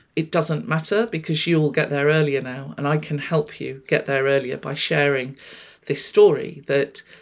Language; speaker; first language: English; native; English